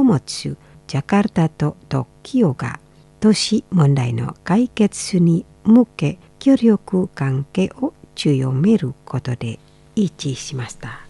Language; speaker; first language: Japanese; non-native, fluent; Indonesian